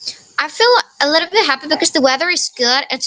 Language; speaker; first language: English; non-native, learner; Indonesian